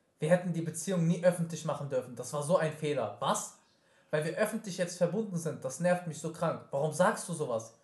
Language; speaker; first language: German; early bilingual, other home language; Arabic